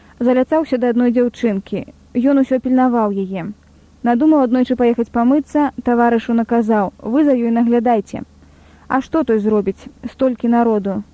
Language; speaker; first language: Belarusian; native; Belarusian